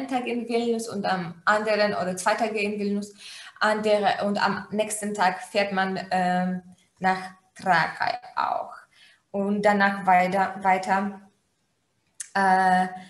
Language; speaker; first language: German; non-native, fluent; Polish